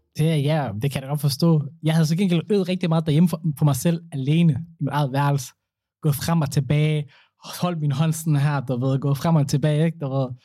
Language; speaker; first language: Danish; early bilingual, other home language; Somali